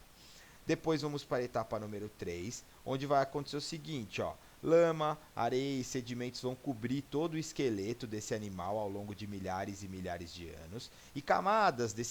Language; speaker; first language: Portuguese; native; Portuguese